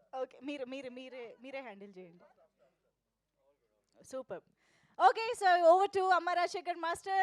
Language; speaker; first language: Telugu; native; Telugu